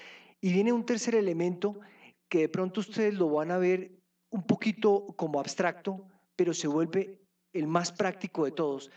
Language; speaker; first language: Spanish; native; Spanish